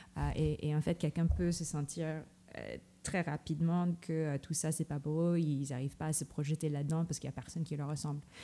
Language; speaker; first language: French; non-native, fluent; Filipino